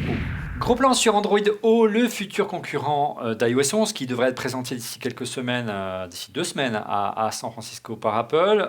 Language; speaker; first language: French; native; French